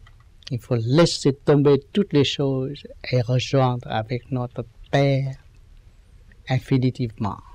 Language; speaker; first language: French; non-native, learner; Vietnamese